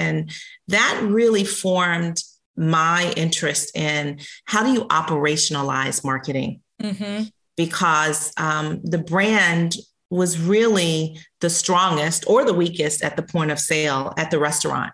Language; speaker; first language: English; native; English